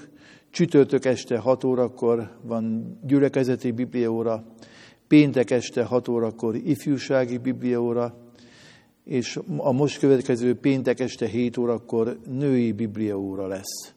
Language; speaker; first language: Hungarian; native; Hungarian